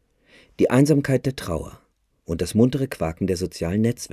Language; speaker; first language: German; native; German